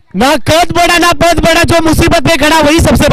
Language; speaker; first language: Hindi; non-native, local second language; Marathi